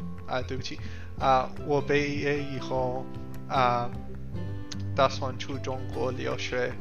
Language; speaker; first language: Chinese; non-native, learner; English